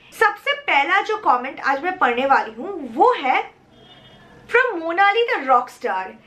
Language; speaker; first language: Hindi; non-native, local second language; Bangla